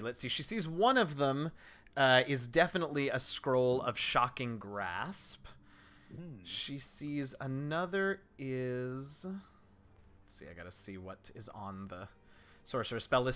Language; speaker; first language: English; native; English